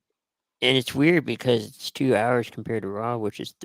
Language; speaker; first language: English; native; English